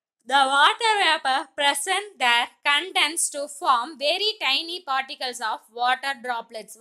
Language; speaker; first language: English; non-native, local second language; Tamil